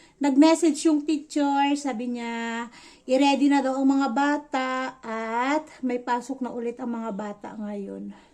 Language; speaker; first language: Filipino; non-native, local second language; Iloko